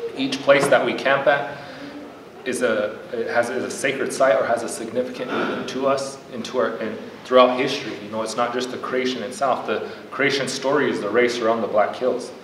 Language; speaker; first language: English; native; English